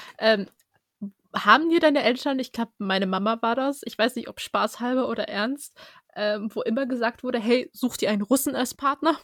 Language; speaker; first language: German; early bilingual, other home language; Russian